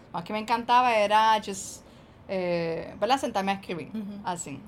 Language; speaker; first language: Spanish; early bilingual, heritage; Spanish